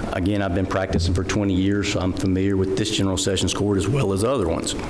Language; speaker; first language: English; native; English